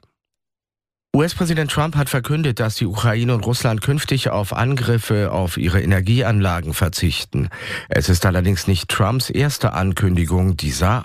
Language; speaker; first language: German; native; German